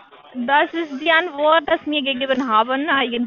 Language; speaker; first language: German; non-native, learner; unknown